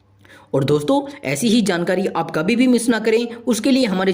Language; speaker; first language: Hindi; native; Hindi